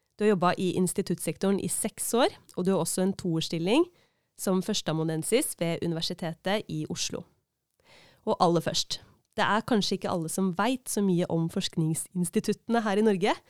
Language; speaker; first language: Norwegian; native; Norwegian